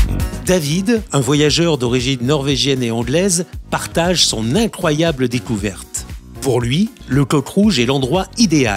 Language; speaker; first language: French; native; French